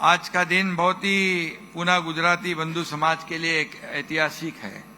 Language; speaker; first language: Hindi; non-native, local second language; Marathi